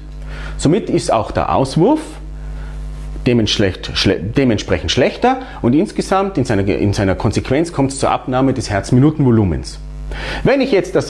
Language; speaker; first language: German; native; German